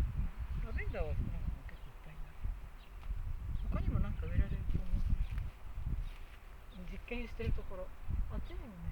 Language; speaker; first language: Japanese; native; Japanese